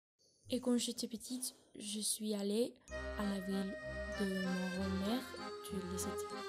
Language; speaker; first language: French; non-native, learner; Spanish